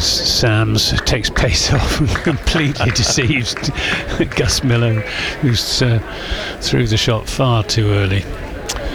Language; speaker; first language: English; native; English